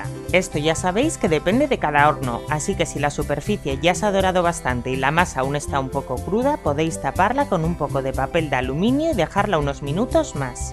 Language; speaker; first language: Spanish; native; Spanish